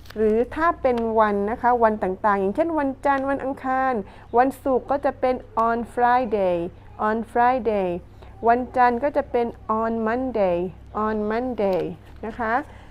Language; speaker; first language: Thai; non-native, local second language; Pattani Malay